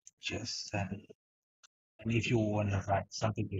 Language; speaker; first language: English; non-native, learner; Thai